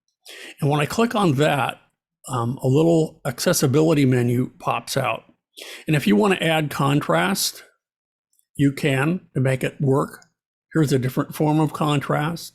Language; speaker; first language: English; native; English